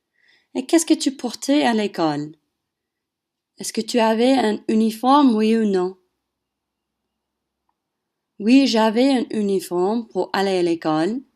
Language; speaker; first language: French; non-native, learner; English